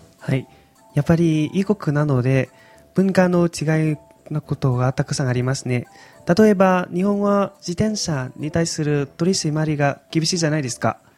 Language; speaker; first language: Japanese; non-native, fluent; Vietnamese